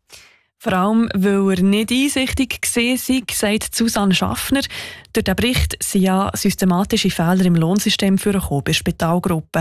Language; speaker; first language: German; native; German